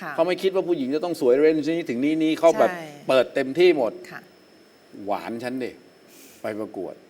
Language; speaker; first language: Thai; native; Thai